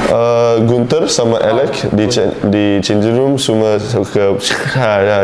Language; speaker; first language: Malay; non-native, learner; English